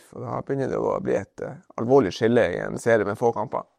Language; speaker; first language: Norwegian; native; Norwegian